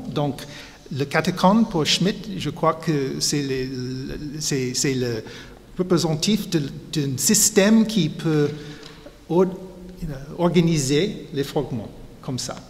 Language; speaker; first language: French; non-native, fluent; English